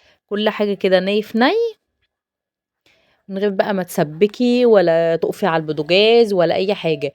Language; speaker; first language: Arabic; native; Arabic